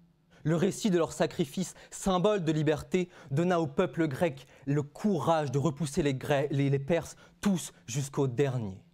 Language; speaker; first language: French; native; French